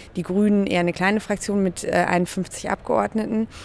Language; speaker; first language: German; native; German